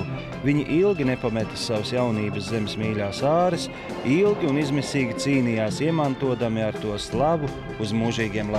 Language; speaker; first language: Latvian; native; Latvian